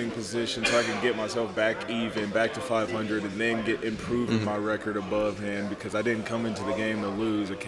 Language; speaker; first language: English; native; English